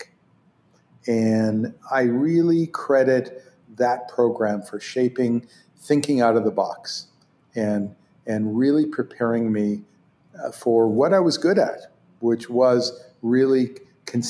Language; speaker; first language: English; non-native, fluent; Hebrew